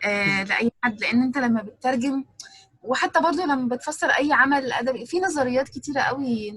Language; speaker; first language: Arabic; native; Arabic